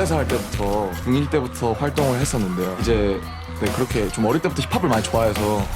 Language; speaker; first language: Korean; native; Korean